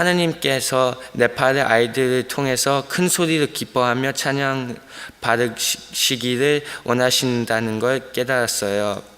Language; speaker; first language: Korean; early bilingual, heritage; Korean